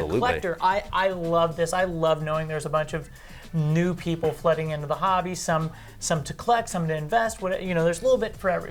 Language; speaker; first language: English; native; English